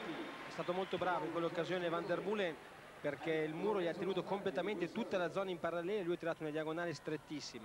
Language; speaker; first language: Italian; native; Italian